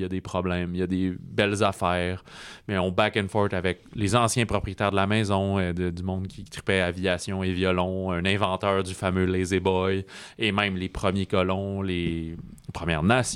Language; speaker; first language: French; native; French